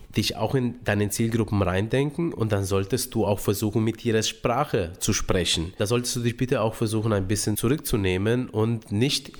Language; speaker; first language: German; early bilingual, other home language; Romanian